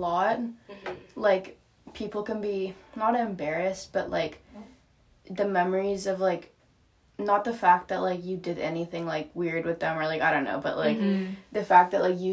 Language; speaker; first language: English; non-native, local second language; Cantonese